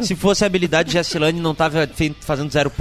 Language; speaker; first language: Portuguese; native; Portuguese